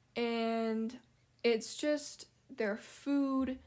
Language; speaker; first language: English; native; English